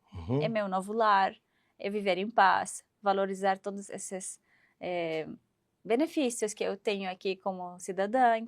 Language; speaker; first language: Portuguese; non-native, fluent; Arabic